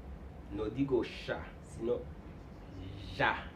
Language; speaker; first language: Spanish; non-native, fluent; Haitian Creole